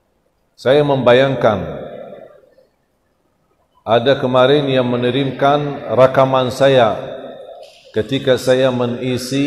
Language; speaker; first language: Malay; non-native, fluent; Arabic